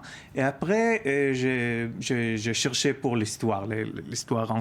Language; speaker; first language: French; non-native, learner; Hebrew